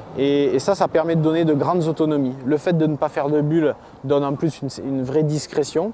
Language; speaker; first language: French; native; French